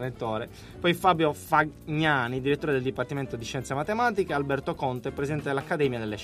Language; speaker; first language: Italian; native; Italian